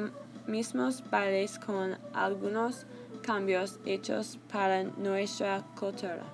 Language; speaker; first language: Spanish; non-native, learner; English